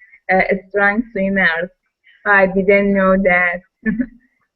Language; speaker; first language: English; non-native, learner; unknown